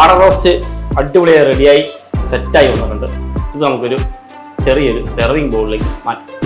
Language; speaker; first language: Malayalam; native; Malayalam